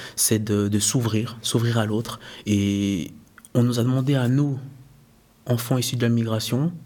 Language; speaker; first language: French; early bilingual, other home language; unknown